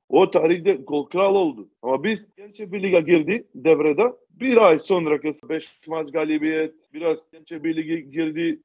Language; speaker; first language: Turkish; non-native, learner; Macedonian